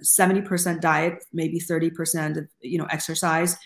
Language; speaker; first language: English; non-native, fluent; Chinese